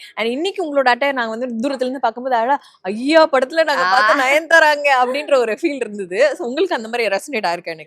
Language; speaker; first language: Tamil; native; Tamil